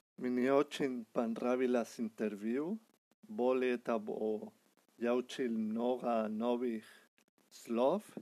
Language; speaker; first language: Russian; non-native, learner; Spanish